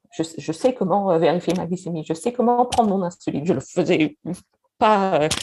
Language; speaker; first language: French; non-native, fluent; English